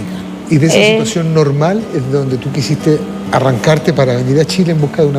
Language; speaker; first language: Spanish; native; Spanish